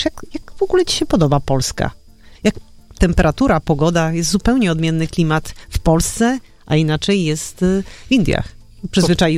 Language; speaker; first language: Polish; native; Polish